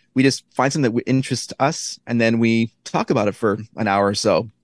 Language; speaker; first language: English; native; English